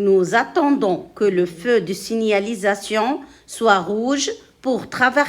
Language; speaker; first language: French; non-native, local second language; Arabic